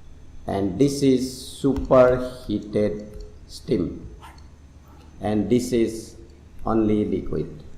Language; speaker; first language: English; non-native, local second language; Assamese